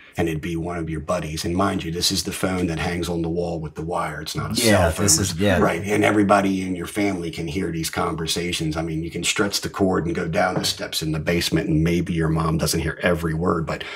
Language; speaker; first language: English; native; English